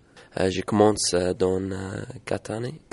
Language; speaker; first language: French; non-native, learner; English